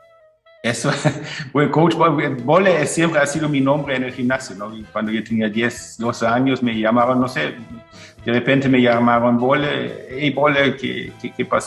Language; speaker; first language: Spanish; non-native, fluent; German